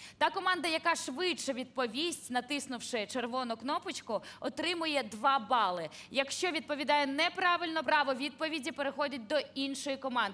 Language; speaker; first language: Ukrainian; native; Ukrainian